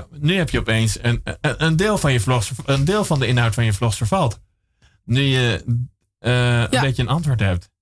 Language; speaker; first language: Dutch; native; Dutch